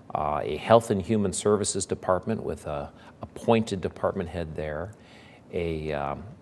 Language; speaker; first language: English; native; English